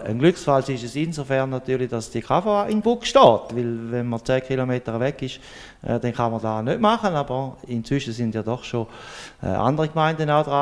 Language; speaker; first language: German; native; German